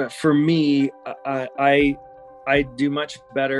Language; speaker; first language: English; native; English